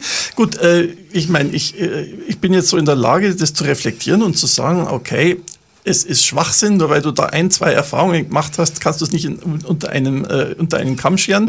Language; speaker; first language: German; native; German